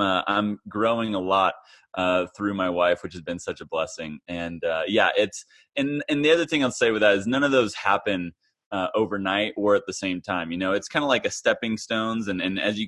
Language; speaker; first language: English; native; English